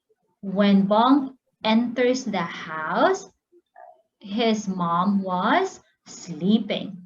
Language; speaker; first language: English; non-native, local second language; Filipino